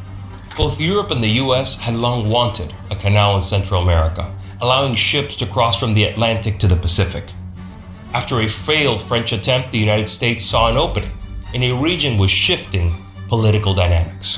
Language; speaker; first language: English; native; English